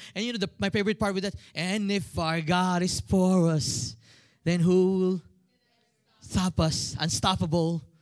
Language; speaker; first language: English; non-native, local second language; Filipino